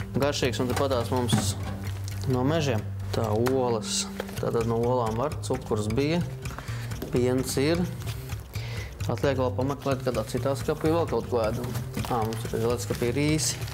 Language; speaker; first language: Latvian; native; Latvian